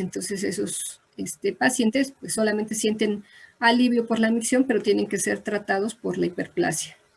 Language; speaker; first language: Spanish; native; Spanish